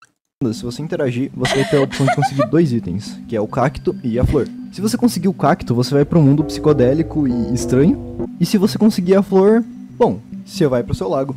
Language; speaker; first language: Portuguese; native; Portuguese